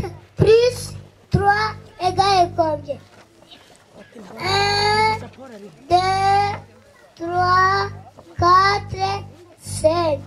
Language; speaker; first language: French; non-native, learner; Kinyarwanda